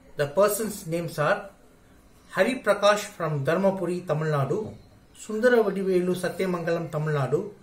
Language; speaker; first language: English; non-native, local second language; Tamil